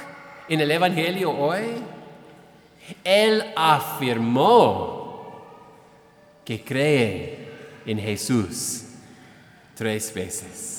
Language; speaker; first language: Spanish; non-native, fluent; English